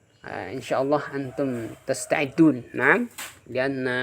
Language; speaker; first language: Arabic; non-native, fluent; Indonesian